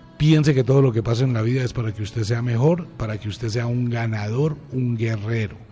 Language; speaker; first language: Spanish; native; Spanish